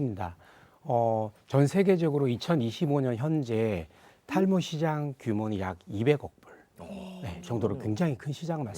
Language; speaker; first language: Korean; native; Korean